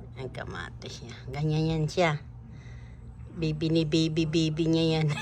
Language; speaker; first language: Filipino; non-native, local second language; Cebuano